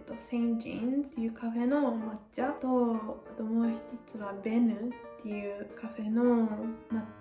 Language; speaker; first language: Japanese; native; Japanese